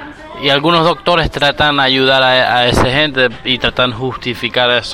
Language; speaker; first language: Spanish; early bilingual, heritage; Spanish